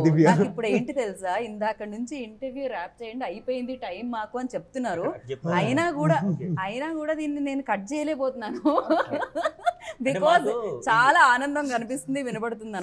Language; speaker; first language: Telugu; native; Telugu